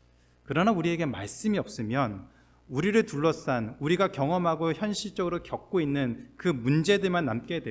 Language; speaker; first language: Korean; native; Korean